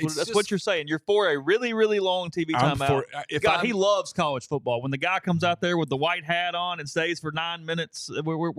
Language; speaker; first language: English; native; English